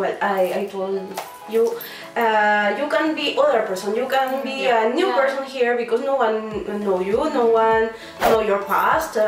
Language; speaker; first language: English; non-native, learner; Spanish